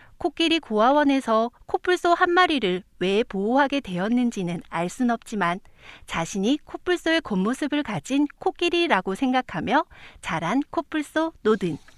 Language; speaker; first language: Korean; native; Korean